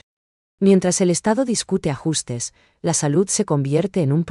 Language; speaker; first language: Spanish; native; Spanish